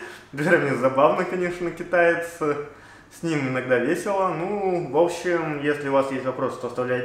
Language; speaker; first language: Russian; native; Russian